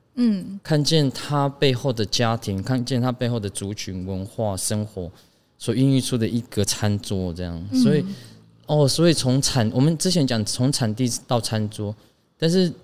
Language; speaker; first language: Chinese; non-native, local second language; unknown